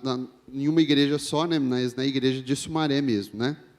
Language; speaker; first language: Portuguese; native; Portuguese